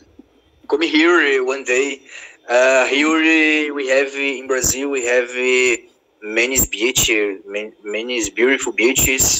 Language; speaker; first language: English; non-native, learner; Portuguese